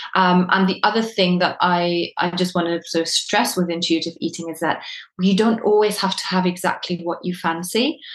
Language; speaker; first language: English; non-native, fluent; German